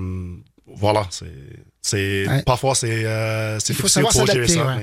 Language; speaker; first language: French; non-native, learner; English